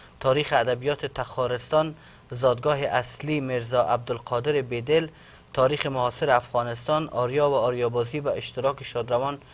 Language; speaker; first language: Persian; native; Persian